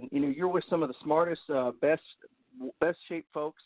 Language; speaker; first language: English; native; English